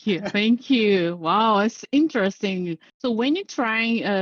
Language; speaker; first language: English; non-native, learner; Japanese